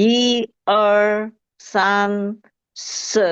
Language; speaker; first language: Chinese; non-native, learner; Indonesian